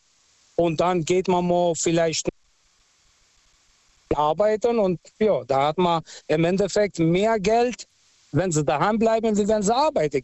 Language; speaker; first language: German; non-native, fluent; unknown